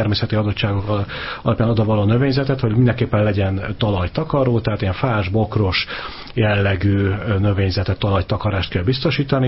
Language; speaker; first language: Hungarian; native; Hungarian